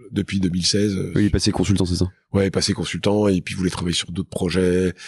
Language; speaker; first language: French; native; French